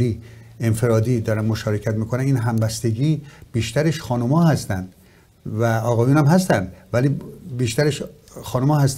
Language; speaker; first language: Persian; native; Persian